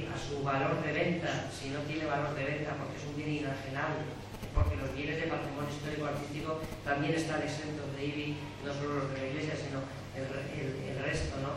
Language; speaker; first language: Spanish; native; Spanish